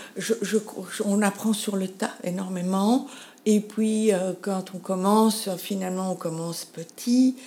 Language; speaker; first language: French; native; French